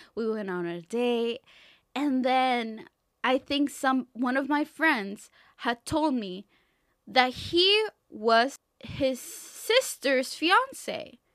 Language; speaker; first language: English; non-native, fluent; Spanish